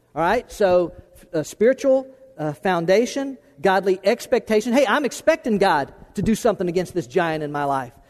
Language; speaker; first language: English; native; English